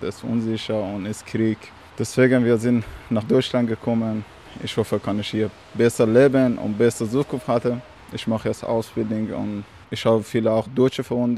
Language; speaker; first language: German; non-native, learner; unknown